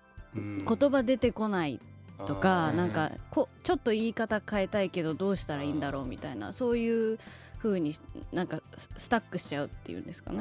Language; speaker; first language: Japanese; native; Japanese